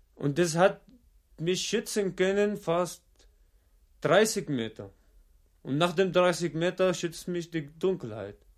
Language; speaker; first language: German; non-native, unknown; Arabic